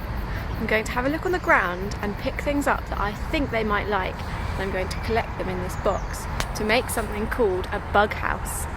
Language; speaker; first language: English; native; English